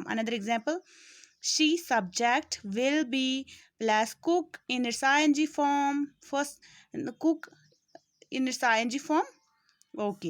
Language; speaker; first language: English; non-native, local second language; Urdu